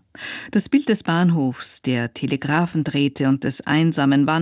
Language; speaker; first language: German; native; German